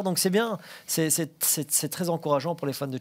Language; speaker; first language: French; native; French